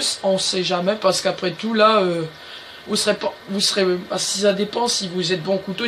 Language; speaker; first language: French; native; French